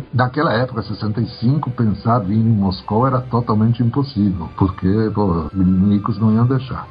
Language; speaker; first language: Portuguese; early bilingual, other home language; Polish